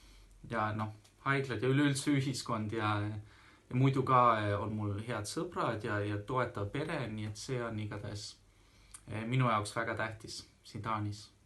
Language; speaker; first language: Estonian; early bilingual, heritage; Estonian